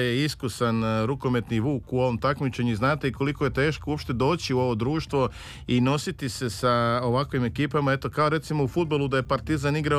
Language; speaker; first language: Serbian; native; Serbian